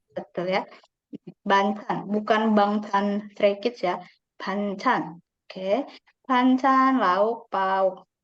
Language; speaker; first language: Indonesian; native; Indonesian